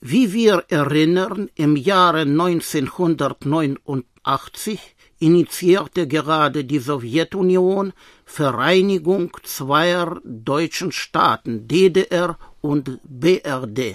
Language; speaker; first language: German; non-native, learner; Russian